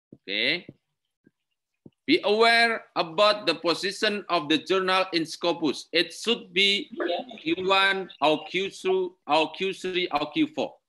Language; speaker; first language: English; non-native, learner; Indonesian